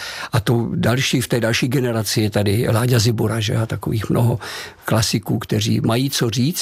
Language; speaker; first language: Czech; native; Czech